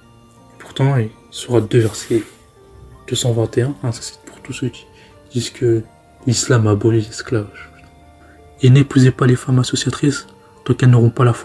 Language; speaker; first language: French; native; French